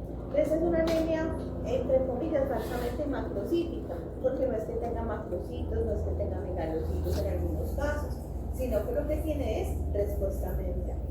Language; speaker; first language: Spanish; native; Spanish